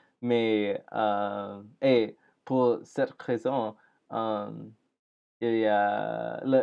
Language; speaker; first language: French; non-native, learner; English